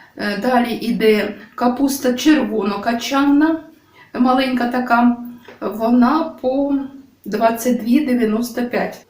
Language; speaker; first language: Ukrainian; native; Ukrainian